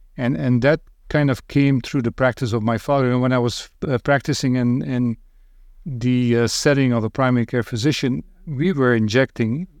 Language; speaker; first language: English; non-native, fluent; Dutch